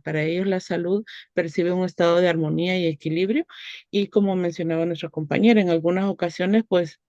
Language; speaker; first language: Spanish; native; Spanish